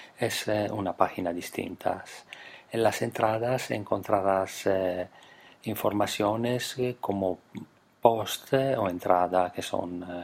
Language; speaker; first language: Spanish; non-native, fluent; Italian